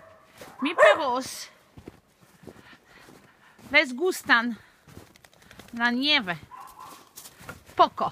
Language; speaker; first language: Spanish; non-native, learner; English